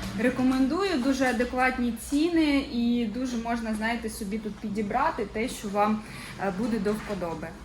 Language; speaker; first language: Ukrainian; non-native, local second language; Russian